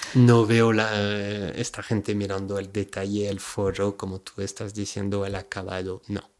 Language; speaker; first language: Spanish; non-native, fluent; French